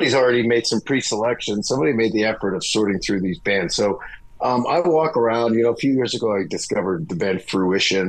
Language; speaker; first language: English; native; English